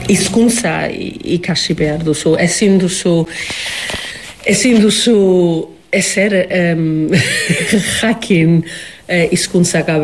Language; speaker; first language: Basque; non-native, learner; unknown